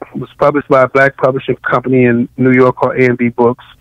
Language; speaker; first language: English; native; English